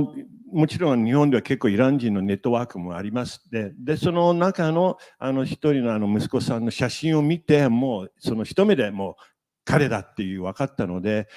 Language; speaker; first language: Japanese; native; Japanese